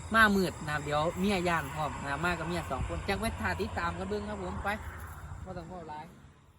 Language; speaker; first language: Thai; native; Thai